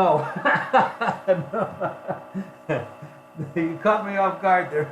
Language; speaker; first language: English; native; English